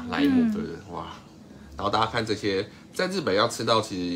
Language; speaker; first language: Chinese; native; Chinese